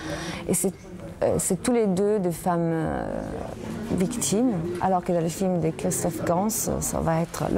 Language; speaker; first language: French; non-native, fluent; Italian